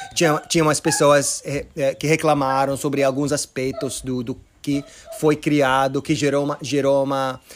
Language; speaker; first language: Portuguese; early bilingual, other home language; Arabic